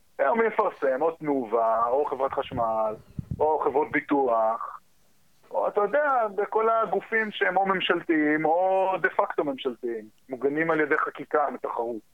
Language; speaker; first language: Hebrew; early bilingual, heritage; Hebrew